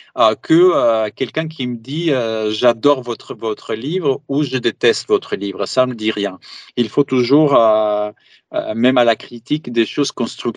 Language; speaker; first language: French; non-native, fluent; Greek